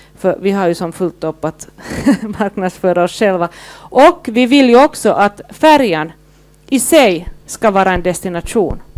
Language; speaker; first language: Swedish; native; Swedish